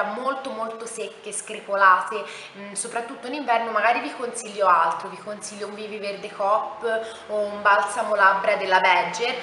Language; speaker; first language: Italian; native; Italian